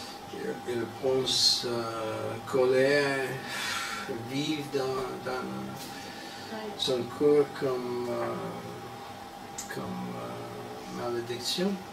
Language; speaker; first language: French; non-native, learner; English